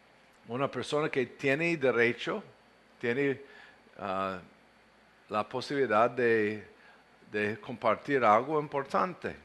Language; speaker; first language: Spanish; non-native, fluent; English